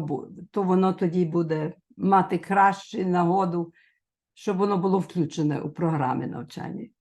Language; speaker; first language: Ukrainian; early bilingual, heritage; Ukrainian